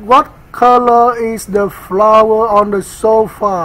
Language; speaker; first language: English; non-native, learner; Vietnamese